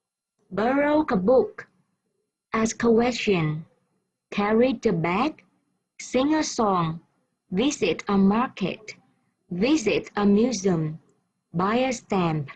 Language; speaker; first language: English; non-native, fluent; Vietnamese